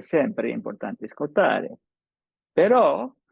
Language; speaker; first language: Italian; non-native, fluent; English